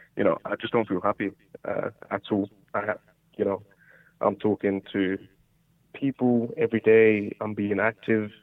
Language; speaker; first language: English; early bilingual, other home language; Portuguese